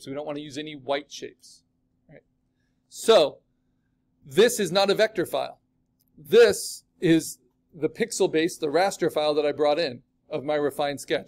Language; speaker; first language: English; native; English